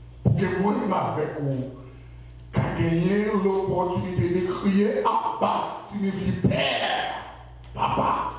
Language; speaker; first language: French; non-native, local second language; Haitian Creole